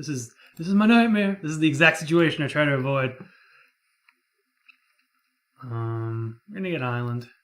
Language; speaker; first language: English; native; English